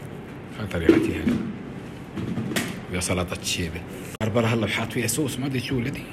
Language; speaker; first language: Arabic; native; Arabic